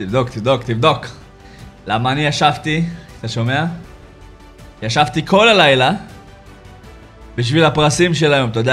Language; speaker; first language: Hebrew; native; Hebrew